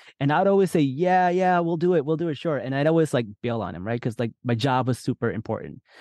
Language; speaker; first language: English; early bilingual, other home language; Urdu